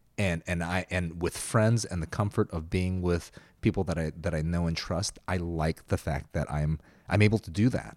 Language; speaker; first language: English; early bilingual, other home language; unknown